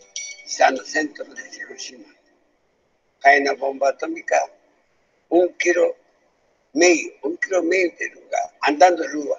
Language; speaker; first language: Portuguese; non-native, learner; Japanese